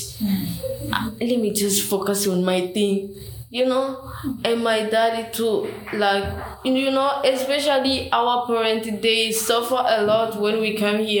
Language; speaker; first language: English; non-native, learner; Rundi